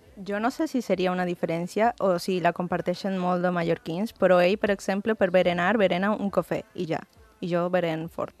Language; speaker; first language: Catalan; early bilingual, other home language; Spanish